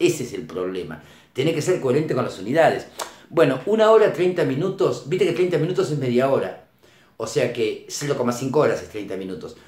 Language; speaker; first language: Spanish; native; Spanish